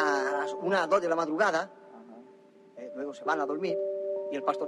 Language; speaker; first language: Spanish; non-native, local second language; Catalan